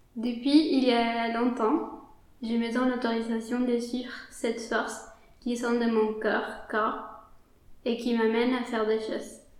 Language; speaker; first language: French; non-native, fluent; Spanish